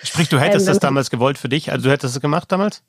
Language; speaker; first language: German; native; German